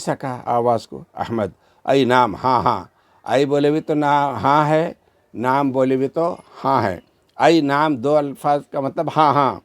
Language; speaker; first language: Urdu; native; Urdu